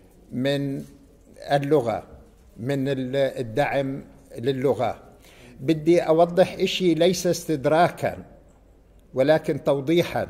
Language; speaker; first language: Arabic; native; Arabic